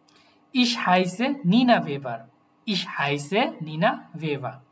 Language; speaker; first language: German; non-native, fluent; Bangla